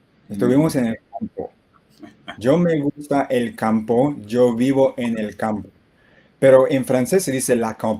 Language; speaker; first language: Spanish; non-native, fluent; English